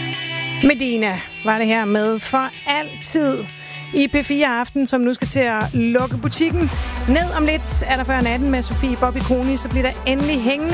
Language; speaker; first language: Danish; native; Danish